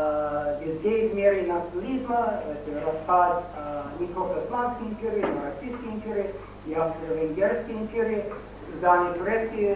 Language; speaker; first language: Russian; non-native, fluent; English